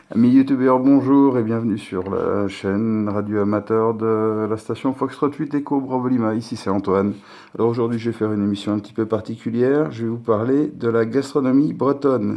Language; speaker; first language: French; native; French